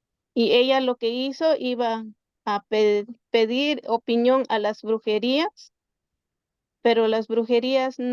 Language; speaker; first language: Spanish; non-native, local second language; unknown